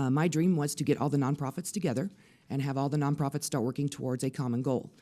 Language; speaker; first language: English; native; English